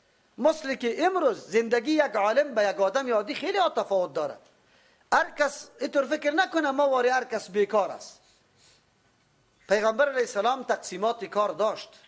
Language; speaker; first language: Persian; native; Persian